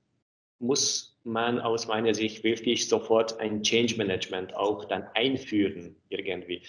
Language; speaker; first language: German; non-native, fluent; Hungarian